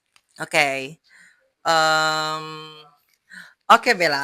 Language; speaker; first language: English; non-native, learner; Indonesian